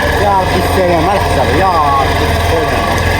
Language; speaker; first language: Arabic; native; Arabic